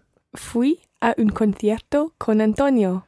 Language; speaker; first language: Spanish; non-native, learner; English